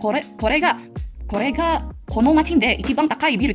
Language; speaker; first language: Japanese; non-native, learner; English